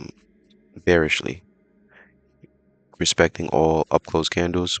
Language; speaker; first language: English; native; English